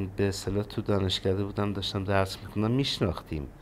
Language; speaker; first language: Persian; non-native, local second language; Azerbaijani